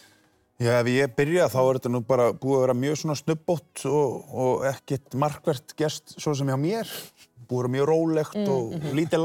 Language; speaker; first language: Icelandic; native; Icelandic